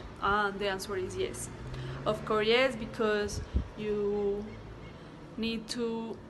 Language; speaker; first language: English; non-native, learner; Spanish